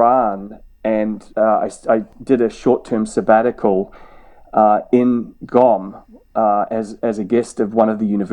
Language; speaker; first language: English; native; English